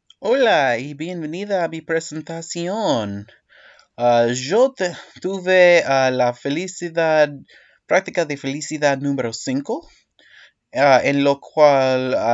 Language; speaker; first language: Spanish; non-native, learner; English